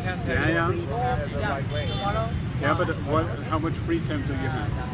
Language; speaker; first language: English; non-native, fluent; German